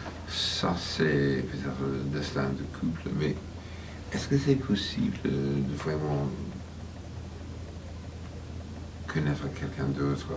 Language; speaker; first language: French; non-native, fluent; English